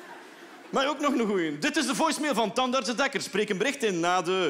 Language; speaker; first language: Dutch; native; Dutch